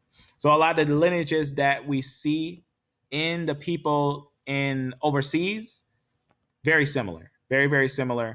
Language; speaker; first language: English; native; English